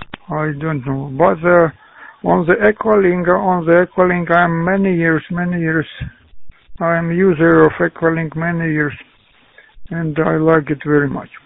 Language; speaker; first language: English; non-native, learner; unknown